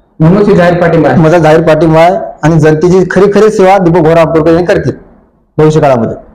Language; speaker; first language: Marathi; native; Marathi